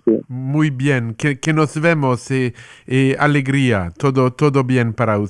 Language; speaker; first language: Spanish; non-native, learner; English